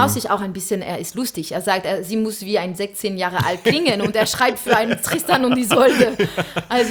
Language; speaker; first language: German; non-native, fluent; French